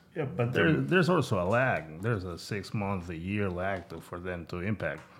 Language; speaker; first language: English; non-native, fluent; Spanish